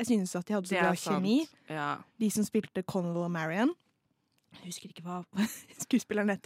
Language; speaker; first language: Norwegian; native; Norwegian